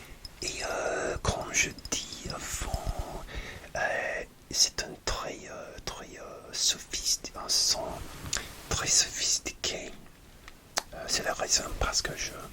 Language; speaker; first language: French; non-native, learner; English